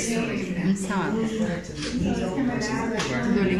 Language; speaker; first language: Spanish; native; Spanish